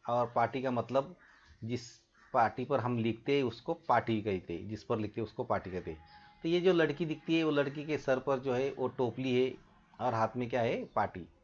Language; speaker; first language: Hindi; non-native, local second language; Marathi